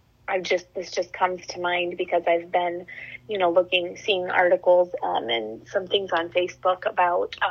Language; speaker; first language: English; native; English